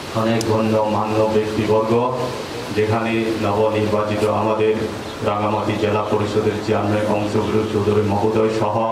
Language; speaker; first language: Bangla; non-native, local second language; Marma